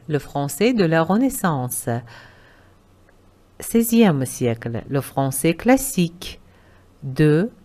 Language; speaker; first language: French; non-native, fluent; Uzbek